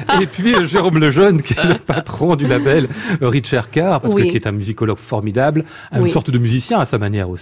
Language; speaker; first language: French; native; French